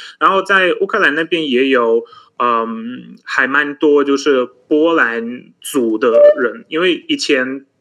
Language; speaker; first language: Chinese; non-native, fluent; Polish